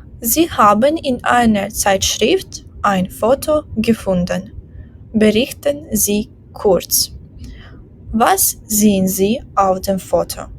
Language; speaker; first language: German; non-native, fluent; Ukrainian